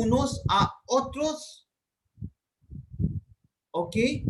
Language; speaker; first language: Spanish; non-native, fluent; Hindi